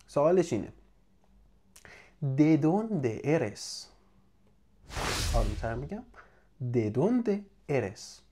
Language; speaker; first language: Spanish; non-native, fluent; Persian